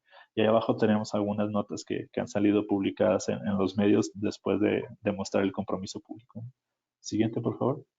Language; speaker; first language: Spanish; native; Spanish